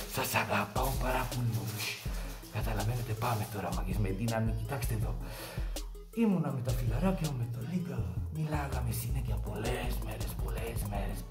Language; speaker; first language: Greek; non-native, fluent; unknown